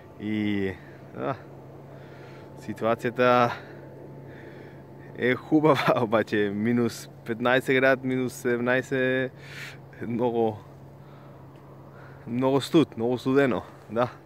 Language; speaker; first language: Bulgarian; non-native, learner; Spanish